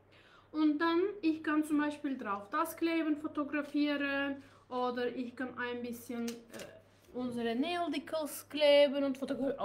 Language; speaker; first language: German; non-native, learner; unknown